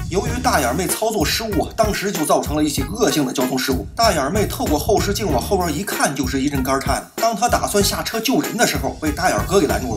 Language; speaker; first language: Chinese; native; Chinese